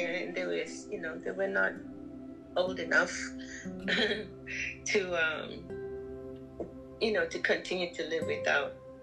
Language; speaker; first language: English; non-native, local second language; Zulu